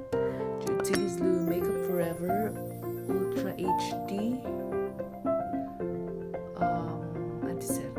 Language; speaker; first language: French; non-native, learner; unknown